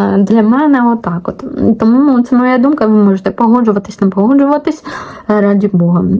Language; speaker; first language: Ukrainian; non-native, local second language; Russian